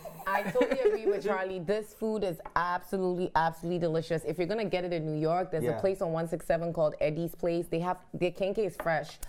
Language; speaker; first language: English; non-native, local second language; Akan